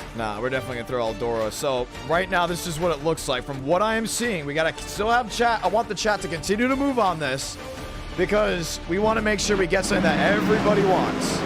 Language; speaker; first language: English; native; English